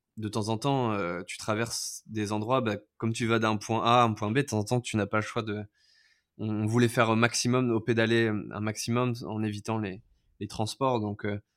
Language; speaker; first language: French; native; French